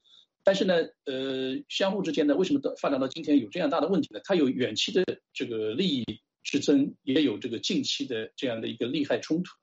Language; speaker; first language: Chinese; native; Chinese